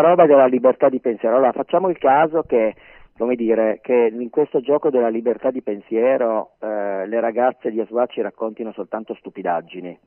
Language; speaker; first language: Italian; native; Italian